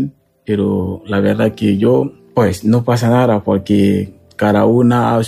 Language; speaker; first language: Spanish; non-native, learner; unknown